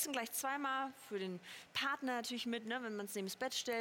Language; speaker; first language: German; native; German